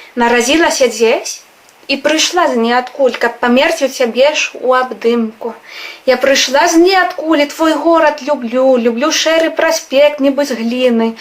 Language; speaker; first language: Belarusian; non-native, fluent; Spanish